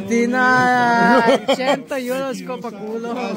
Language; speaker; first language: Italian; non-native, learner; Hindi